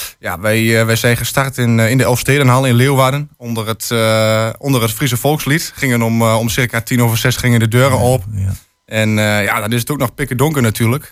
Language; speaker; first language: Dutch; native; Dutch